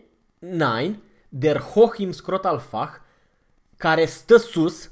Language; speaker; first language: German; non-native, fluent; Romanian